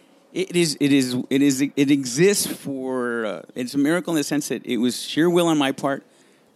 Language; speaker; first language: English; early bilingual, other home language; Spanish